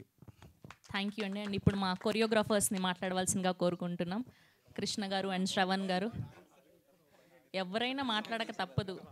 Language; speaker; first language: Telugu; native; Telugu